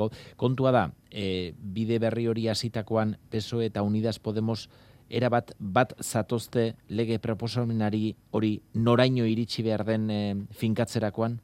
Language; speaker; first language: Basque; native; Basque